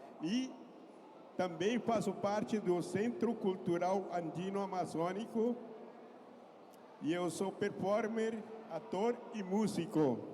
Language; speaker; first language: Portuguese; non-native, fluent; Aymara